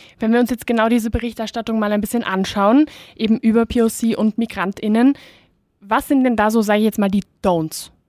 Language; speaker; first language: German; native; German